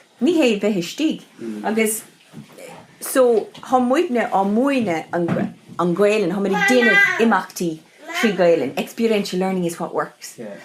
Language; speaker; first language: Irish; non-native, local second language; English